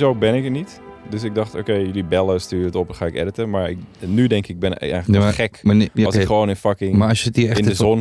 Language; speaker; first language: Dutch; native; Dutch